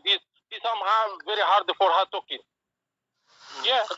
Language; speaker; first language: English; non-native, learner; Arabic